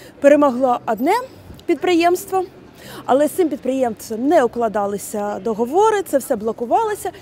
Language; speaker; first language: Ukrainian; native; Ukrainian